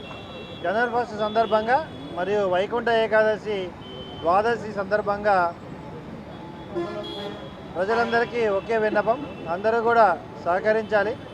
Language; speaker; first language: Telugu; native; Telugu